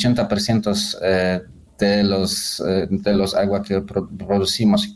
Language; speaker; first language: Spanish; non-native, learner; Polish